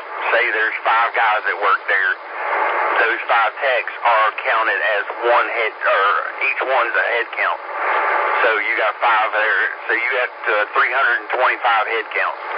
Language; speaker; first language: English; native; English